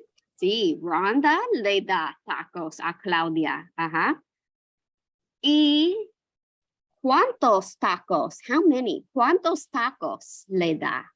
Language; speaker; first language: Spanish; non-native, fluent; English